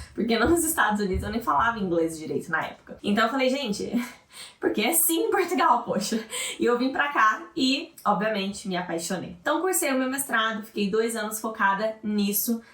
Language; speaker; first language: Portuguese; native; Portuguese